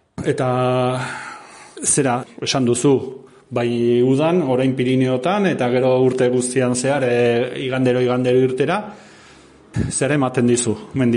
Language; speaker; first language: Basque; native; Basque